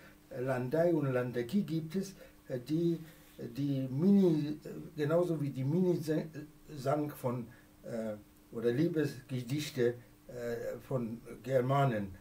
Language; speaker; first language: German; non-native, fluent; Persian